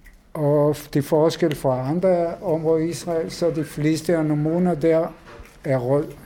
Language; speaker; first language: Danish; non-native, fluent; Hebrew